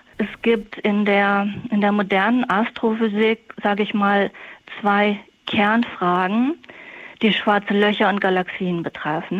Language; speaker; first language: German; native; German